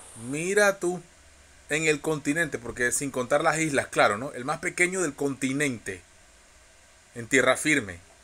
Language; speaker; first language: Spanish; native; Spanish